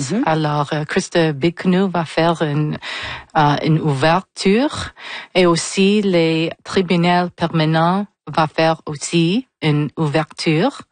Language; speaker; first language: French; non-native, local second language; English